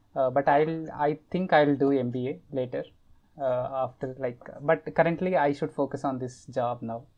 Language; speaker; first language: English; non-native, local second language; Kannada